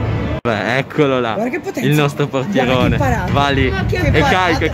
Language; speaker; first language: Italian; native; Italian